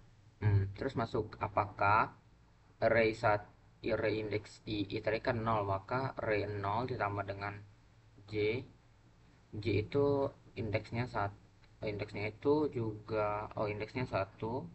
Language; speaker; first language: Indonesian; native; Indonesian